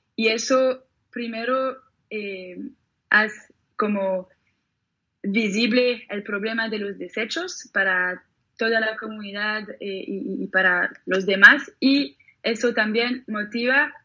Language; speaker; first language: Spanish; non-native, fluent; French